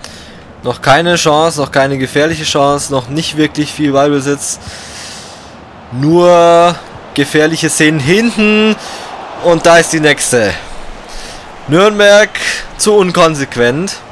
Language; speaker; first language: German; native; German